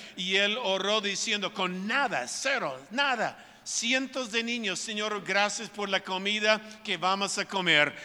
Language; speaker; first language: Spanish; non-native, fluent; English